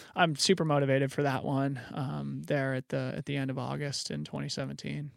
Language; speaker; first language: English; native; English